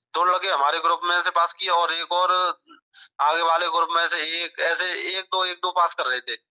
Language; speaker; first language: Hindi; native; Hindi